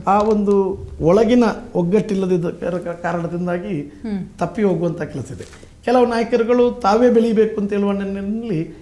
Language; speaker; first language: Kannada; non-native, local second language; Tulu